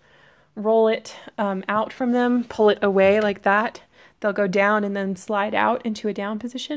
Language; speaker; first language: English; native; English